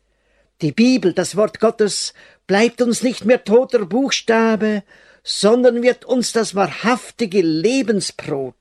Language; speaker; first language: German; native; German